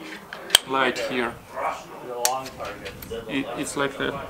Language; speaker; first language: English; non-native, fluent; Russian